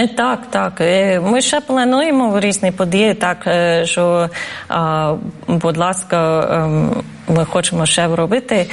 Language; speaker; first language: Ukrainian; non-native, fluent; English